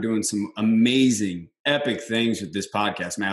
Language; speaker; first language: English; native; English